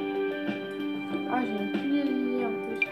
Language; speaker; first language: French; native; French